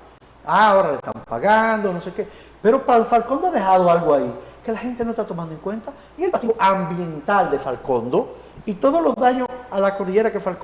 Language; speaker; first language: Spanish; native; Spanish